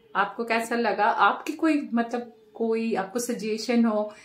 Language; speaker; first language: Hindi; non-native, local second language; Bangla